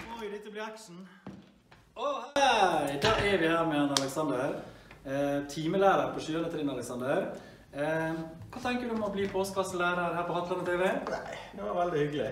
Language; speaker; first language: Norwegian; native; Norwegian